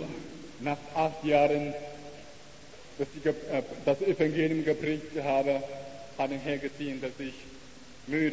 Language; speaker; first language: German; non-native, learner; Chinese